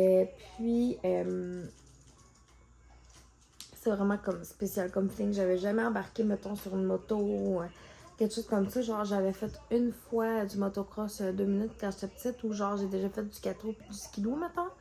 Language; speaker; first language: French; native; French